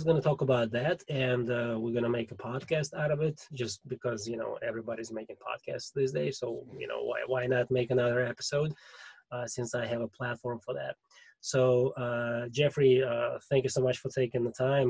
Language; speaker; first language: English; non-native, fluent; Russian